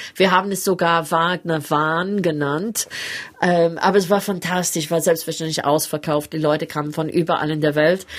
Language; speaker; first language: German; non-native, fluent; English